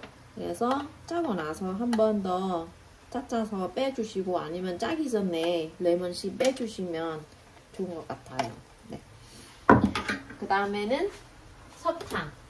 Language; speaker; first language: Korean; non-native, fluent; Vietnamese